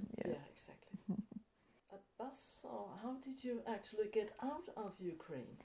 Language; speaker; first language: English; non-native, fluent; Danish